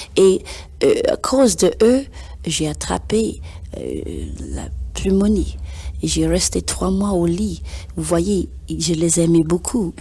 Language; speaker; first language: French; non-native, fluent; English